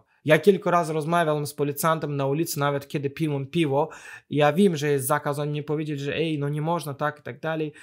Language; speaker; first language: Polish; non-native, fluent; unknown